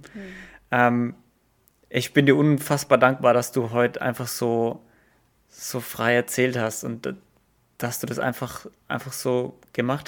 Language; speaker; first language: German; native; German